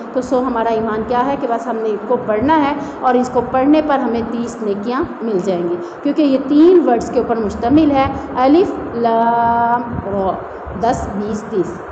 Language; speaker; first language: Urdu; non-native, local second language; Saraiki